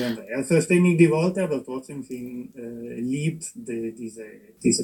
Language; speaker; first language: German; non-native, fluent; Italian